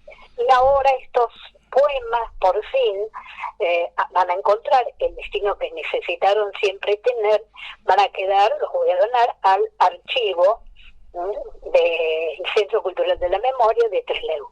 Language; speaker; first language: Spanish; native; Spanish